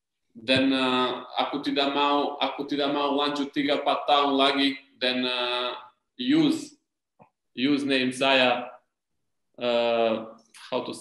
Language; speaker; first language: Indonesian; non-native, learner; Serbian